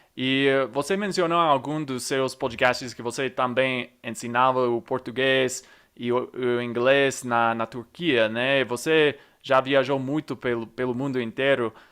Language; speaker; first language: Portuguese; non-native, fluent; English